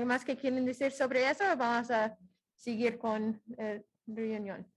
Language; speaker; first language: Spanish; non-native, fluent; English